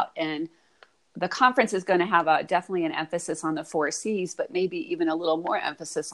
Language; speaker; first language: English; native; English